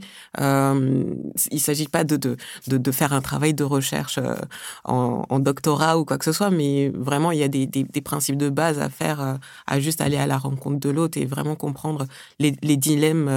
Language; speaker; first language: French; early bilingual, other home language; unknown